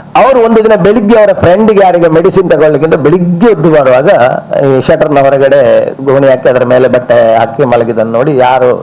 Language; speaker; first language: Kannada; non-native, local second language; Malayalam